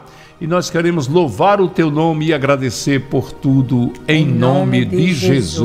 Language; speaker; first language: Portuguese; native; Portuguese